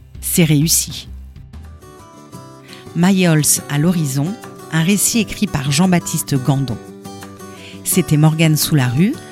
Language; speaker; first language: French; native; French